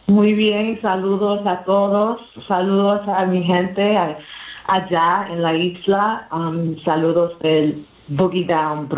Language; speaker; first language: Spanish; early bilingual, heritage; English